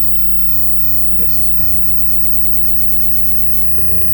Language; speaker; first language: English; native; English